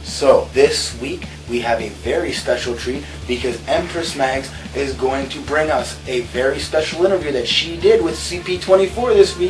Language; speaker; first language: English; native; English